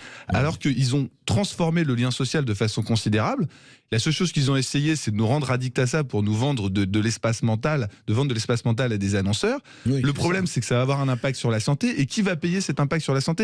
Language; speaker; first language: French; native; French